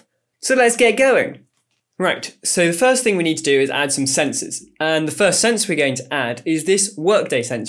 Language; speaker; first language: English; native; English